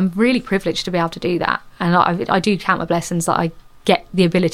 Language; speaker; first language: English; native; English